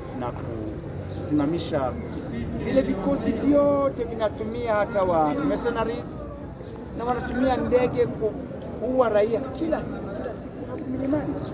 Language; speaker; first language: Swahili; non-native, local second language; Kinyarwanda